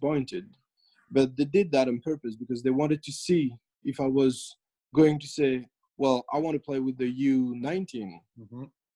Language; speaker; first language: English; non-native, fluent; French